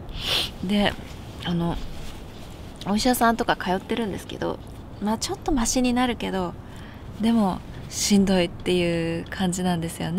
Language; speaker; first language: Japanese; native; Japanese